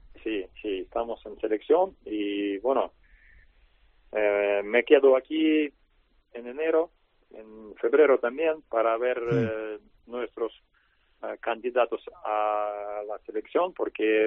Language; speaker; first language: Spanish; non-native, learner; Russian